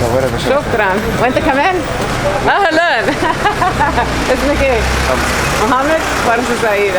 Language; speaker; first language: Arabic; non-native, learner; English